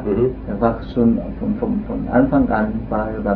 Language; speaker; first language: German; non-native, local second language; French